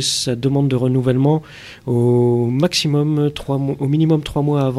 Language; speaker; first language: French; native; French